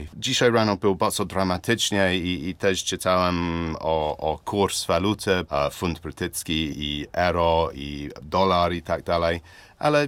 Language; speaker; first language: Polish; non-native, learner; English